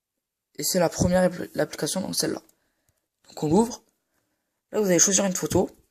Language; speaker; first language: French; native; French